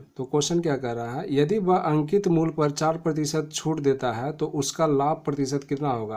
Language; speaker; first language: Hindi; native; Hindi